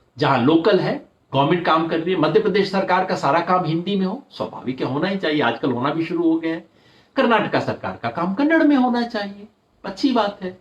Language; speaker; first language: Hindi; native; Hindi